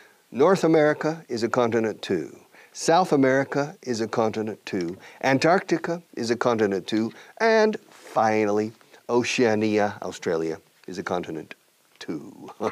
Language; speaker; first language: English; native; English